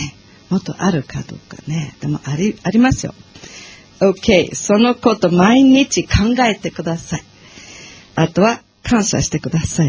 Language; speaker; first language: Japanese; non-native, learner; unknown